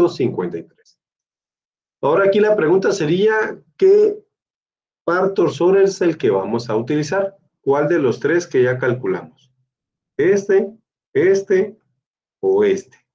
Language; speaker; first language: Spanish; native; Spanish